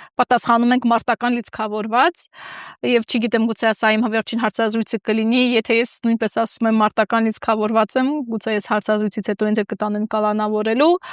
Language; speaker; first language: Armenian; native; Armenian